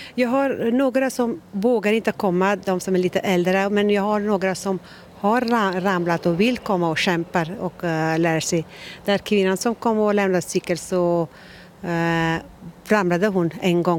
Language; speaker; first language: Swedish; non-native, learner; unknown